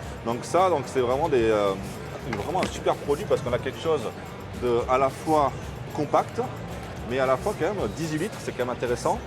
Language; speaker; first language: French; native; French